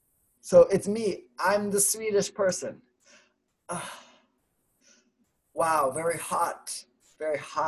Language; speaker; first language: English; non-native, fluent; Swedish